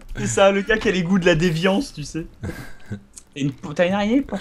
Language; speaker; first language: French; native; French